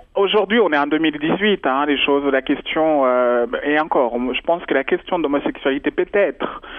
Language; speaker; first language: French; non-native, local second language; Kinyarwanda